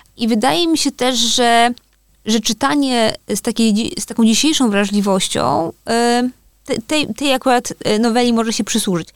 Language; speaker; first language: Polish; native; Polish